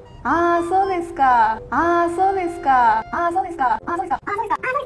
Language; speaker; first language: Japanese; non-native, fluent; Spanish